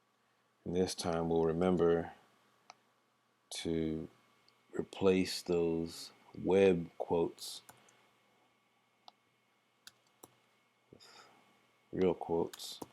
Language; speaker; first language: English; native; English